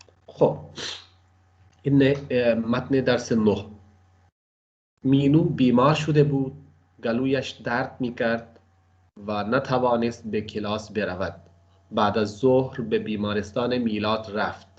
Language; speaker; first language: Persian; non-native, fluent; Urdu